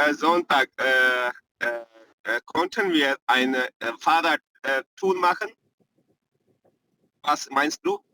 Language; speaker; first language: German; non-native, learner; Hindi